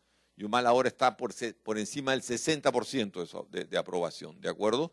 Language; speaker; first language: Spanish; native; Spanish